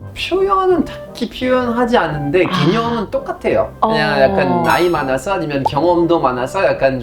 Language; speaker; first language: Korean; non-native, fluent; French